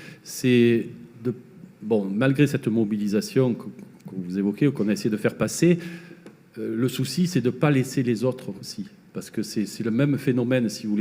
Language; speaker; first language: French; native; French